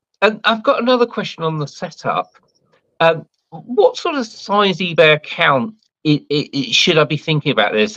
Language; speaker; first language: English; native; English